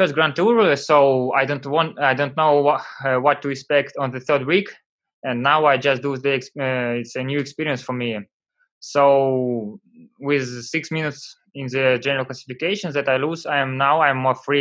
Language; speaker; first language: English; non-native, learner; Russian